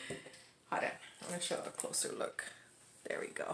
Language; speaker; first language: English; native; English